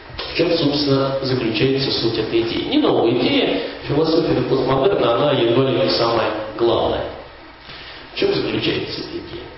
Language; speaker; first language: Russian; native; Russian